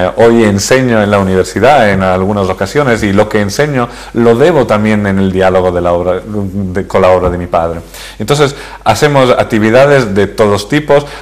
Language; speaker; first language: Spanish; early bilingual, heritage; Spanish